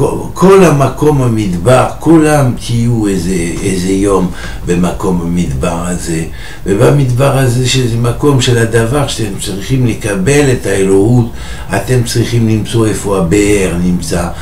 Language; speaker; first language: Hebrew; non-native, fluent; French